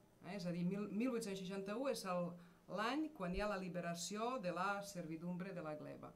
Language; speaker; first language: Catalan; non-native, fluent; Serbian